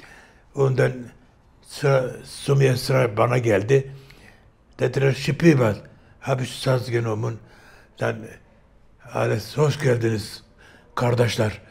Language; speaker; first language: German; non-native, learner; Turkish